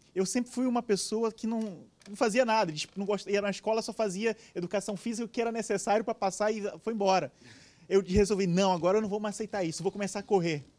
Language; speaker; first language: Portuguese; native; Portuguese